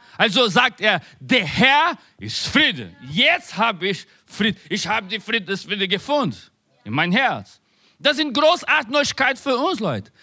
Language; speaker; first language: German; non-native, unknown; Spanish